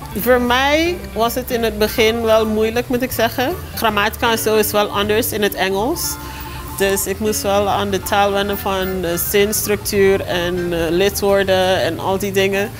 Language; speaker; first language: Dutch; non-native, local second language; English